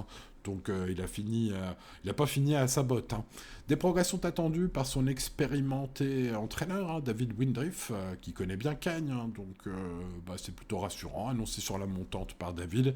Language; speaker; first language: French; native; French